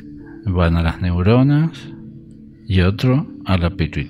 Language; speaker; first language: Spanish; native; Spanish